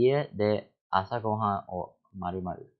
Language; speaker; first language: Japanese; non-native, learner; English